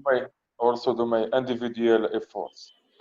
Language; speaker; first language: English; non-native, learner; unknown